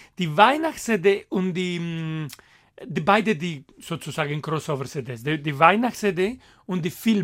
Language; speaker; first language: German; non-native, fluent; Spanish